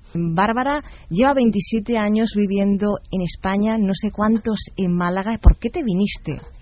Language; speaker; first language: Spanish; native; Spanish